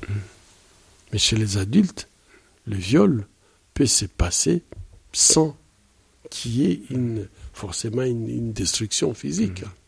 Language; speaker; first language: French; non-native, local second language; Swahili